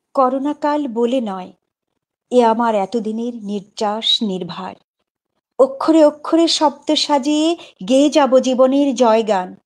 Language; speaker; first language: Bangla; native; Bangla